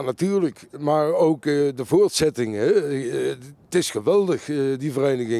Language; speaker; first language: Dutch; native; Dutch